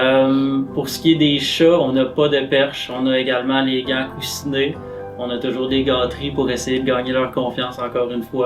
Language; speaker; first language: French; native; French